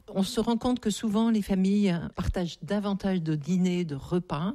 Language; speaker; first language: French; native; French